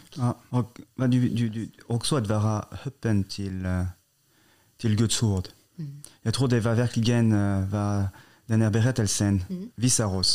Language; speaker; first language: Swedish; non-native, fluent; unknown